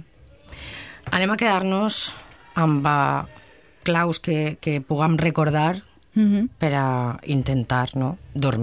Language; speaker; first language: Catalan; native; Catalan